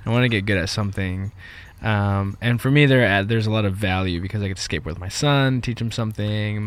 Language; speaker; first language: English; native; English